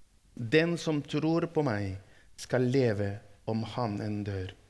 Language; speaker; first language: Norwegian; non-native, fluent; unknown